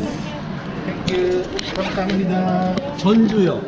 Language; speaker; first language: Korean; non-native, learner; Japanese